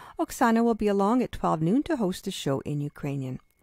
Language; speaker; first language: English; native; English